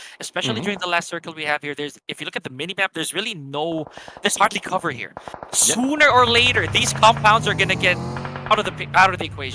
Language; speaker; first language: English; non-native, local second language; Filipino